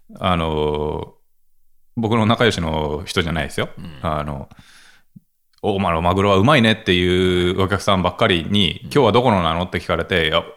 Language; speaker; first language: Japanese; native; Japanese